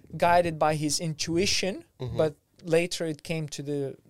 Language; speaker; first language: English; non-native, fluent; Lithuanian